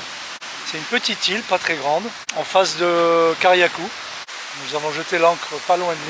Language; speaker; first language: French; native; French